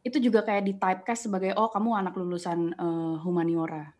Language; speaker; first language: Indonesian; native; Indonesian